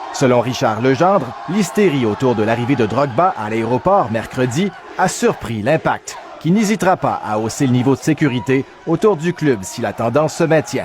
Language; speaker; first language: French; native; French